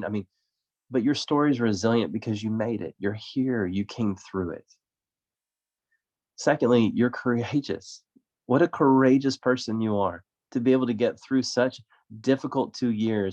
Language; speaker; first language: English; native; English